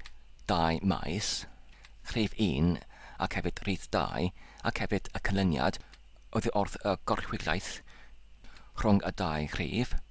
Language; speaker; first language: Welsh; non-native, local second language; English